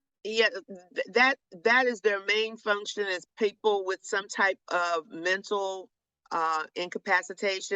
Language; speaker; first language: English; native; English